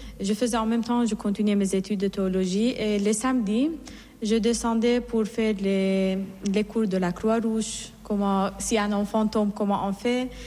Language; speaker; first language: French; non-native, fluent; Persian